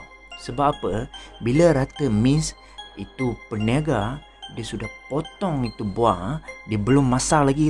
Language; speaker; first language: Malay; native; Malay